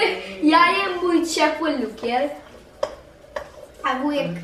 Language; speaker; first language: Polish; early bilingual, heritage; Polish